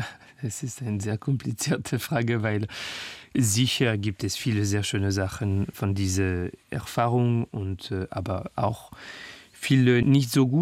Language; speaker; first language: German; non-native, fluent; French